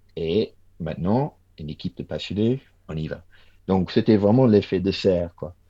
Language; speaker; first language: French; non-native, fluent; English